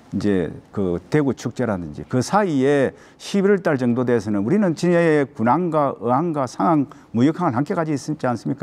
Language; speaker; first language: Korean; native; Korean